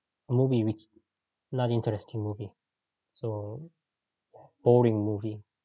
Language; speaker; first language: English; non-native, fluent; Korean